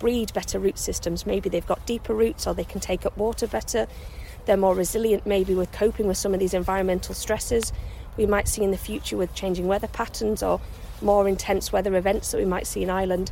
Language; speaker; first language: English; native; English